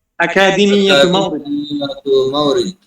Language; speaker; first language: Arabic; non-native, learner; Bangla